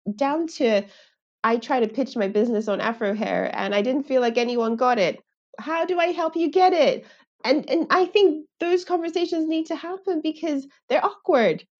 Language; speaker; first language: English; non-native, local second language; Yoruba